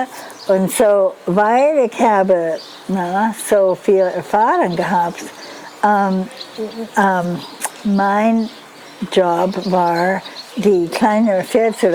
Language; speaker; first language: German; non-native, learner; English